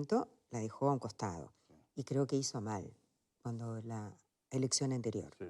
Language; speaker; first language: Spanish; native; Spanish